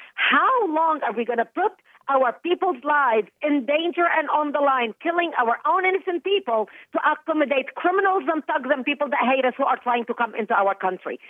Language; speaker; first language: English; non-native, fluent; Arabic